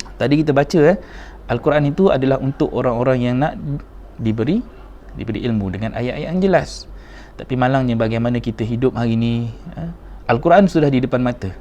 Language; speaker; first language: Malay; native; Malay